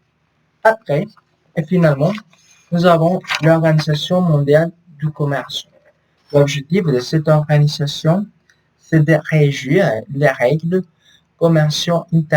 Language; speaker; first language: French; non-native, learner; Spanish